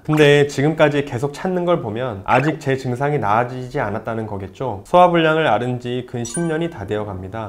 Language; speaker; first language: Korean; native; Korean